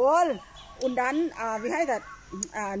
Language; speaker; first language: German; non-native, learner; Thai